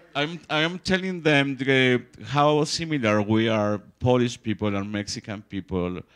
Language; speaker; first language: Spanish; native; Spanish